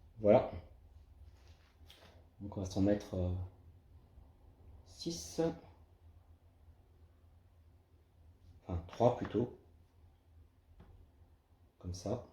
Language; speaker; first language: French; native; French